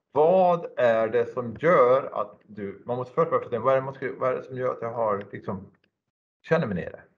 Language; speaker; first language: Swedish; native; Swedish